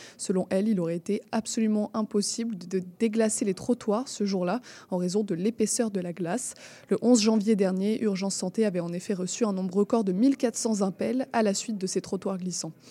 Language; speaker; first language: French; native; French